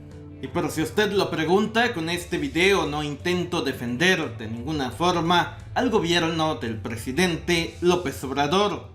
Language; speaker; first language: Spanish; native; Spanish